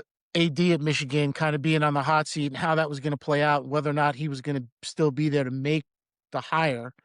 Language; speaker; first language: English; native; English